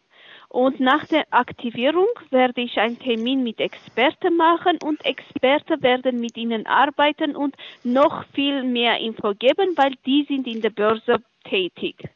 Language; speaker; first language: German; non-native, learner; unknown